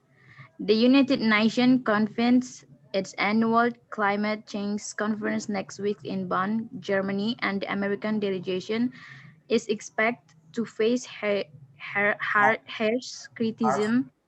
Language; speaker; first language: English; non-native, learner; Indonesian